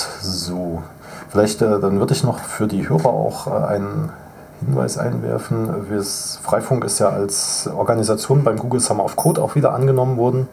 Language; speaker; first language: German; native; German